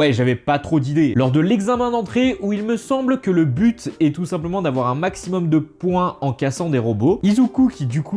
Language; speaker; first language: French; native; French